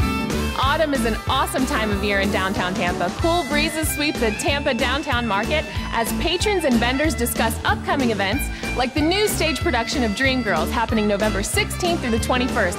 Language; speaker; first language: English; native; English